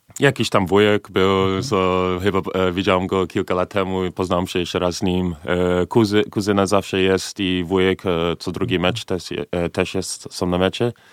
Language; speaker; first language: Polish; early bilingual, heritage; Polish